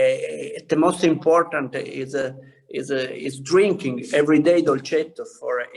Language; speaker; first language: English; non-native, learner; Italian